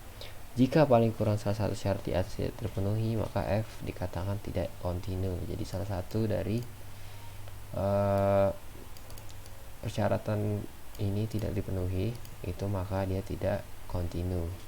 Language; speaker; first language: Indonesian; native; Indonesian